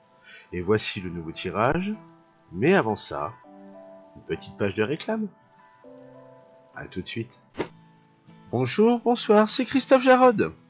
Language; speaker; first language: French; native; French